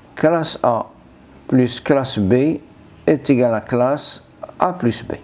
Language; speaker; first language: French; non-native, local second language; Arabic